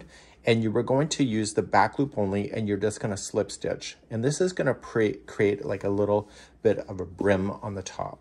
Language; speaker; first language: English; native; English